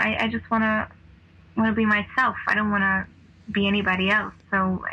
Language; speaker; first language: English; non-native, fluent; Hungarian